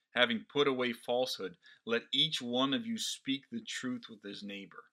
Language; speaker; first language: English; non-native, fluent; Portuguese